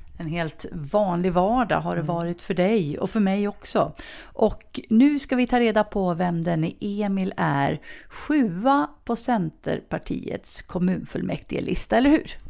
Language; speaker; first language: Swedish; native; Swedish